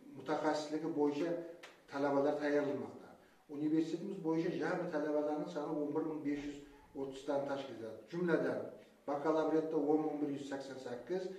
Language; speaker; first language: Uzbek; non-native, local second language; Kara-Kalpak